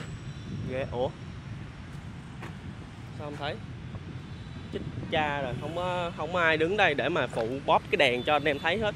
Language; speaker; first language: Vietnamese; native; Vietnamese